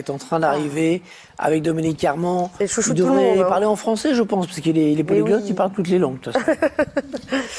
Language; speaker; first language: French; native; French